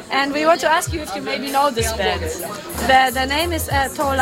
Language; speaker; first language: English; non-native, learner; German